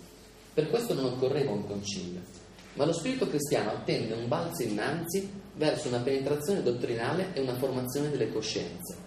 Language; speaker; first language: Italian; native; Italian